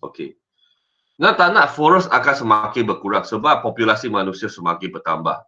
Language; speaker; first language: Malay; non-native, local second language; Chinese